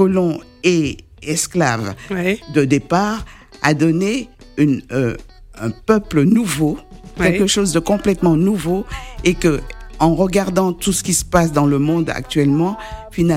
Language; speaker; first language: French; native; French